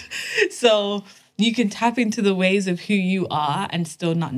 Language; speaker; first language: English; native; English